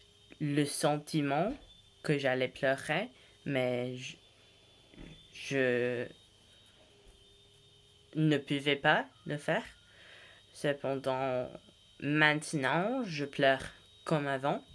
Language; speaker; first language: French; non-native, learner; English